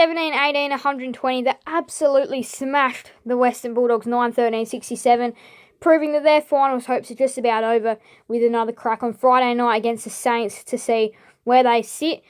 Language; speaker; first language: English; native; English